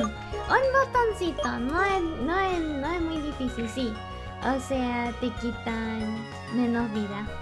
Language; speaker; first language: Spanish; early bilingual, heritage; English